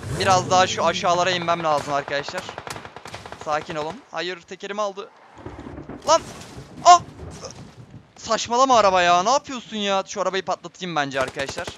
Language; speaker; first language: Turkish; native; Turkish